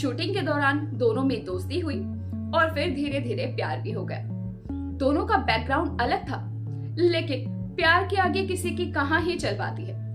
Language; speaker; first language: Hindi; native; Hindi